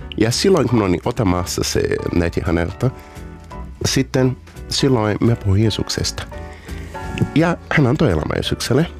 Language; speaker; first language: Finnish; non-native, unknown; Portuguese